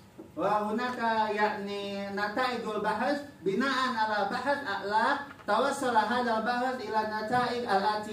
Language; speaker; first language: Arabic; non-native, fluent; Indonesian